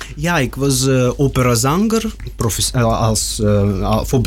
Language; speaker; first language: Dutch; non-native, learner; Russian